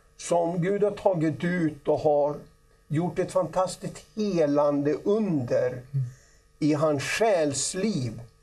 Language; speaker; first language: Swedish; native; Swedish